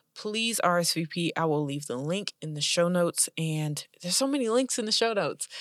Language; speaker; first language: English; native; English